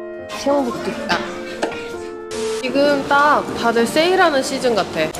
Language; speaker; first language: Korean; native; Korean